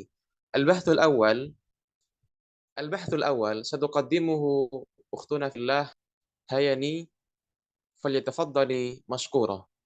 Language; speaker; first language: Arabic; non-native, learner; Indonesian